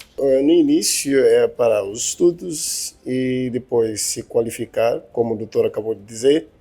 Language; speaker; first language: Portuguese; non-native, local second language; Upper Guinea Crioulo